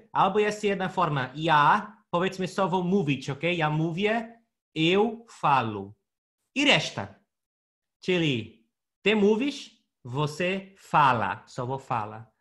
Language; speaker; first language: Polish; non-native, fluent; Portuguese